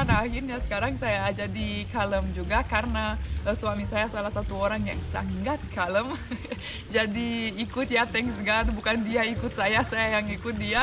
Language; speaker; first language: Indonesian; non-native, fluent; Romanian